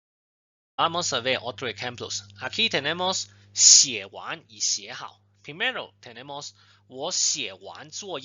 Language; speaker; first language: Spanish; non-native, fluent; Chinese